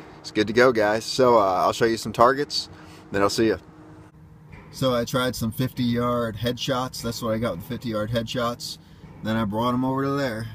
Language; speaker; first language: English; native; English